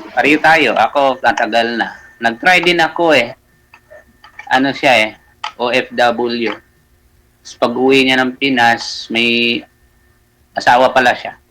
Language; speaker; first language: Filipino; non-native, local second language; Hiligaynon